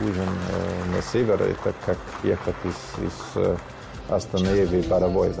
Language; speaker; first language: Russian; non-native, learner; German